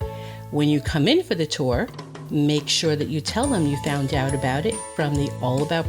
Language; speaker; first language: English; native; English